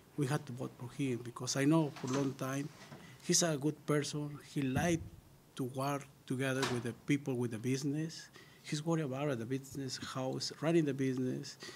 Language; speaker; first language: English; non-native, learner; Spanish